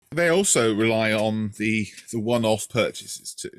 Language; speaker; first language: English; native; English